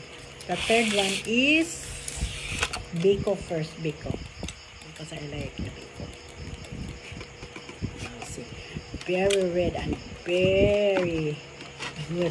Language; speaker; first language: English; non-native, local second language; Cebuano